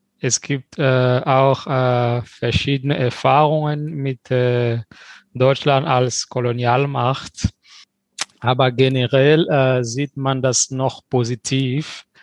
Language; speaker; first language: German; non-native, fluent; French